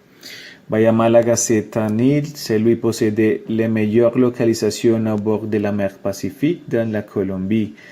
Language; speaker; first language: French; non-native, learner; Spanish